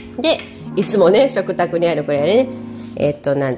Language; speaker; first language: Japanese; native; Japanese